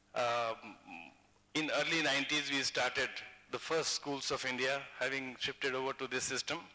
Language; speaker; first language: English; non-native, local second language; Hindi